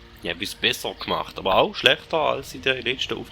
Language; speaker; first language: German; native; German